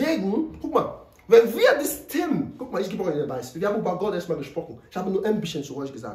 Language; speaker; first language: German; non-native, learner; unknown